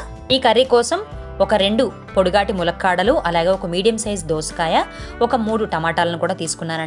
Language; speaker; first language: Telugu; native; Telugu